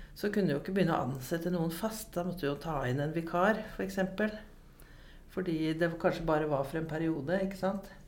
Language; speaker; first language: Norwegian; native; Norwegian